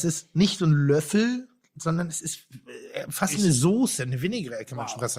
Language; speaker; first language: German; native; German